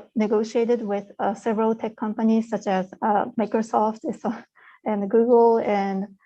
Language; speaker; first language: English; non-native, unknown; Japanese